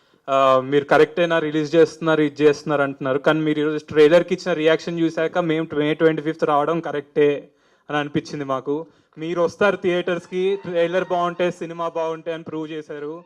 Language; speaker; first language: Telugu; native; Telugu